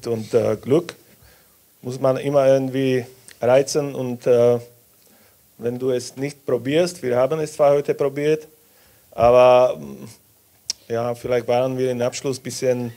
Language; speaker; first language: German; non-native, fluent; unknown